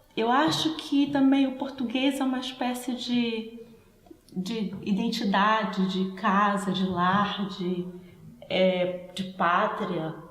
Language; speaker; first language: Portuguese; early bilingual, other home language; Spanish